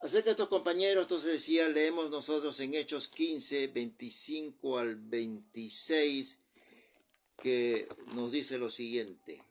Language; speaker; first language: Spanish; native; Spanish